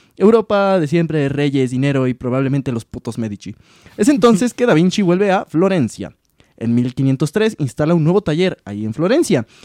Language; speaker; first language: Spanish; native; Spanish